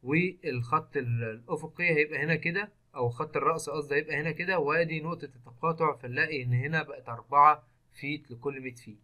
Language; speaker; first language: Arabic; native; Arabic